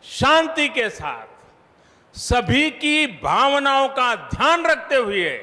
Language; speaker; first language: Hindi; non-native, local second language; Gujarati